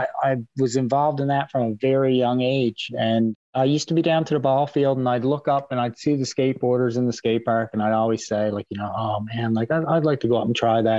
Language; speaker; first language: English; native; English